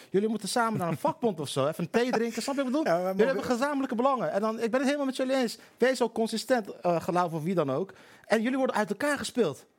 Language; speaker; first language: Dutch; early bilingual, other home language; Turkish